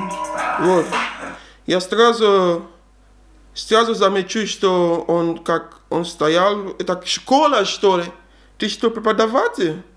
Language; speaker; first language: Russian; non-native, learner; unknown